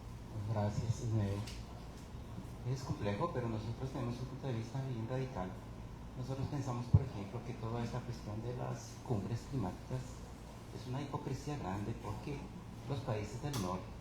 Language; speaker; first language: Spanish; native; Spanish